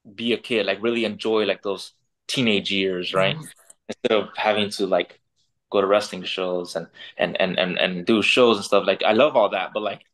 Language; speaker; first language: English; native; English